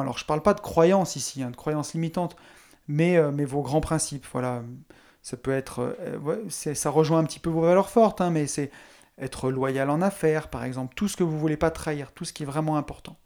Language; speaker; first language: French; native; French